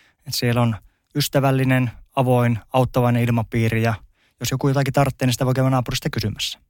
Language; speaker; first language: Finnish; native; Finnish